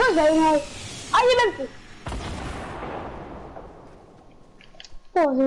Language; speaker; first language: German; non-native, local second language; Luxembourgish